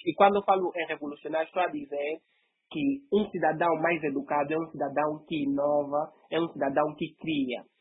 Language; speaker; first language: Portuguese; native; Portuguese